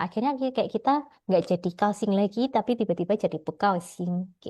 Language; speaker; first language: Indonesian; native; Indonesian